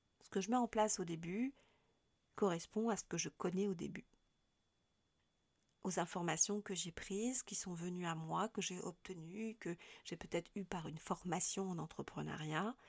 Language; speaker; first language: French; native; French